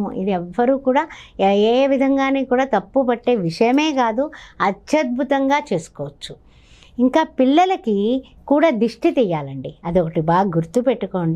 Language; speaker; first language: Telugu; native; Telugu